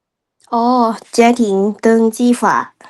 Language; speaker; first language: Chinese; non-native, learner; Lao